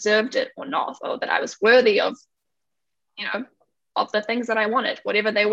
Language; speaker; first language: English; native; English